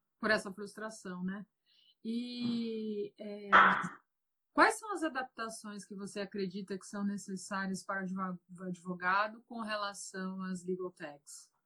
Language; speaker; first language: Portuguese; native; Portuguese